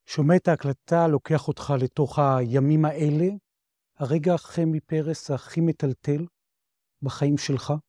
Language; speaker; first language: Hebrew; native; Hebrew